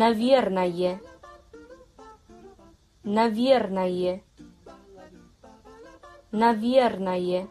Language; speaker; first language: Russian; non-native, fluent; Kazakh